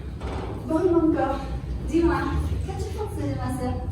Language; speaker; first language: French; non-native, learner; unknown